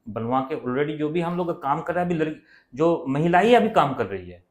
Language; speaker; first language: Hindi; non-native, local second language; Bangla